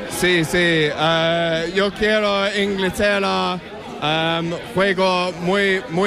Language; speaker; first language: Spanish; non-native, learner; English